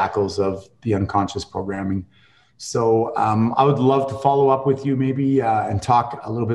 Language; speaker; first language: English; native; English